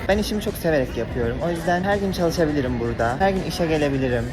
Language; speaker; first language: Turkish; native; Turkish